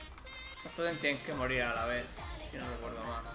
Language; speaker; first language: Spanish; native; Spanish